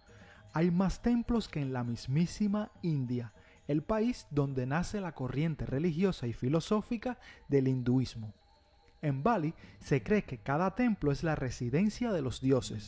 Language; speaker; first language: Spanish; native; Spanish